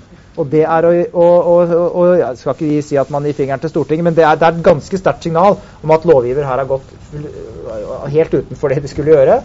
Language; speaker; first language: Norwegian; native; Norwegian